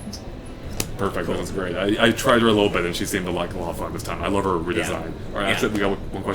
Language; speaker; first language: English; native; English